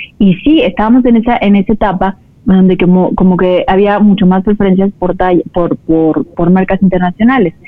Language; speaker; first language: Spanish; native; Spanish